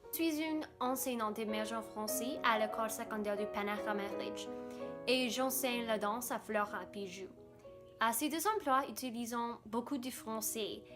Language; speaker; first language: French; non-native, local second language; English